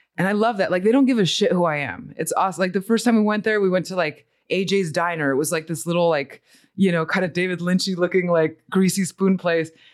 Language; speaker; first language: English; early bilingual, other home language; Spanish